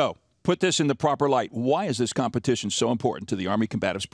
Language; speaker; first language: English; native; English